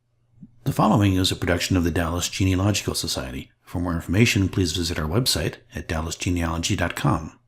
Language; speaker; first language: English; native; English